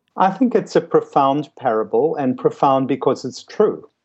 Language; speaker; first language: English; native; English